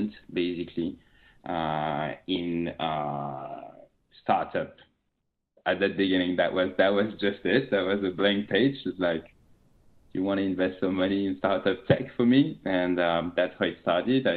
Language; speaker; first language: English; non-native, fluent; French